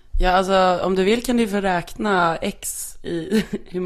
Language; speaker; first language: Swedish; native; Swedish